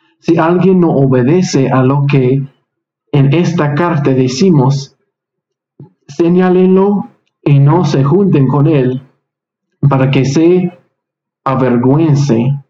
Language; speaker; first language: Spanish; non-native, fluent; English